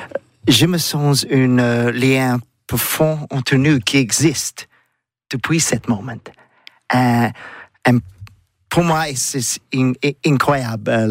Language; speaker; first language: French; non-native, learner; English